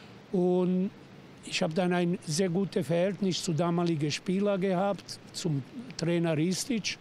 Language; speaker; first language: German; non-native, fluent; Serbian